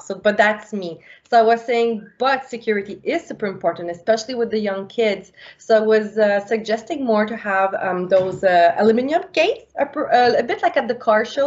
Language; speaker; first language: English; non-native, local second language; French